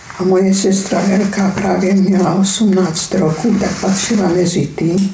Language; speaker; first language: Czech; non-native, fluent; Hungarian